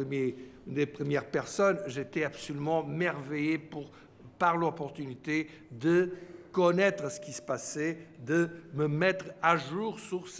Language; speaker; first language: French; non-native, fluent; Portuguese